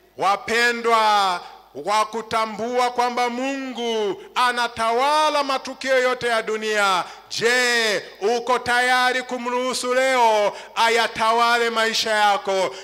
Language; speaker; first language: Swahili; native; Swahili